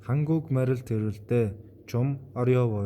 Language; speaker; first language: Korean; non-native, fluent; Mongolian